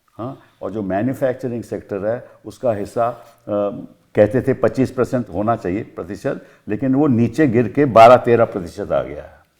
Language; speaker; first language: Hindi; native; Hindi